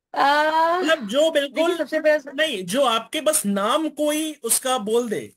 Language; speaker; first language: Hindi; native; Hindi